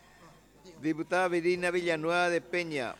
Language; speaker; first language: Spanish; native; Spanish